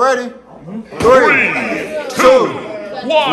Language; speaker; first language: English; native; English